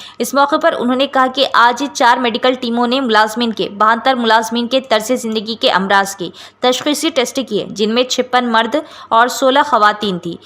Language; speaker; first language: Urdu; native; Urdu